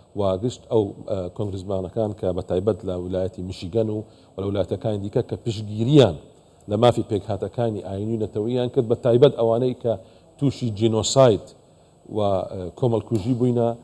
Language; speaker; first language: Central Kurdish; non-native, local second language; Assyrian Neo-Aramaic